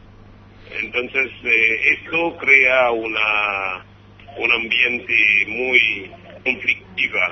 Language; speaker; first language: Spanish; non-native, fluent; Haitian Creole